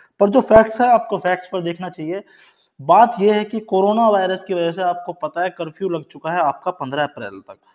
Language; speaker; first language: Hindi; native; Hindi